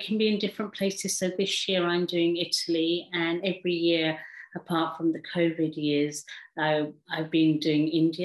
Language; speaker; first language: English; early bilingual, other home language; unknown